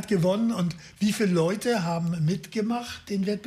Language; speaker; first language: German; native; German